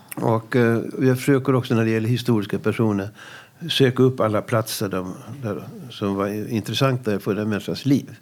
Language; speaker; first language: Swedish; native; Swedish